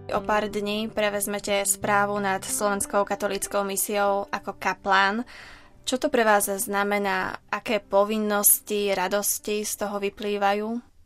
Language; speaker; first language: Slovak; native; Slovak